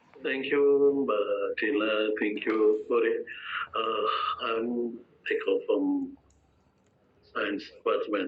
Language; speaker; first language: English; non-native, fluent; Indonesian